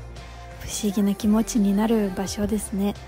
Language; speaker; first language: Japanese; non-native, fluent; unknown